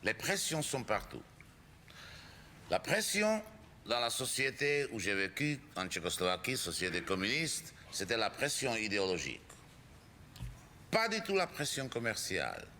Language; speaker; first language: French; non-native, fluent; Czech